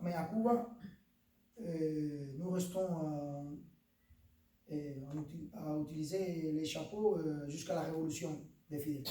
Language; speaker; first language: French; non-native, fluent; Spanish